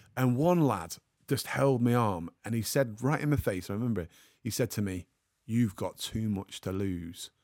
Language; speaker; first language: English; native; English